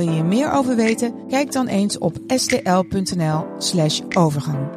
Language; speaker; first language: Dutch; native; Dutch